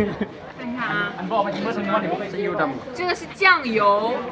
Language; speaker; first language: Chinese; non-native, fluent; Hmong